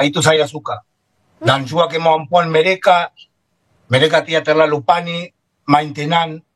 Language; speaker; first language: Indonesian; non-native, fluent; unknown